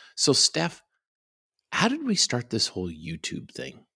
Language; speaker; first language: English; native; English